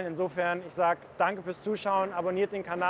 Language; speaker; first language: German; native; German